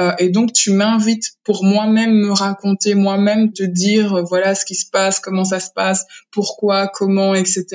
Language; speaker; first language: French; early bilingual, other home language; Kinyarwanda